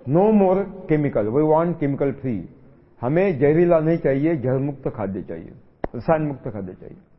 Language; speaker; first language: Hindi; non-native, local second language; Marathi